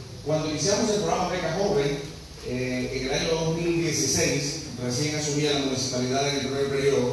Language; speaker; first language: Spanish; native; Spanish